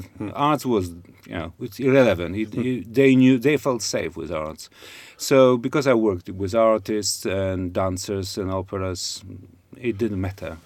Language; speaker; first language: English; non-native, fluent; Polish